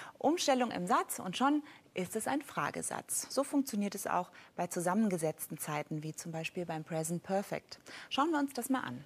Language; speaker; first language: German; native; German